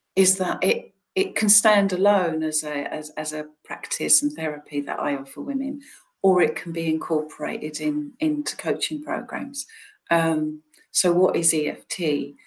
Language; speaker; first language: English; native; English